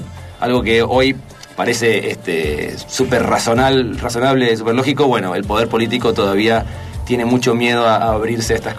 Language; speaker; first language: Spanish; native; Spanish